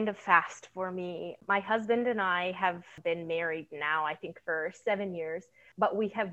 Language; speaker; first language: English; native; English